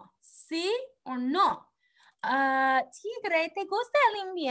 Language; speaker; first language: Spanish; non-native, fluent; English